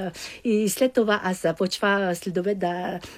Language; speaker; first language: Bulgarian; non-native, learner; French